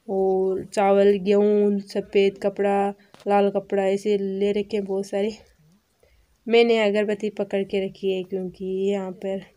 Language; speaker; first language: Hindi; native; Hindi